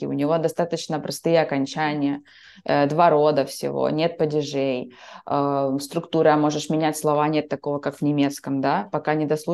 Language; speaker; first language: Russian; native; Russian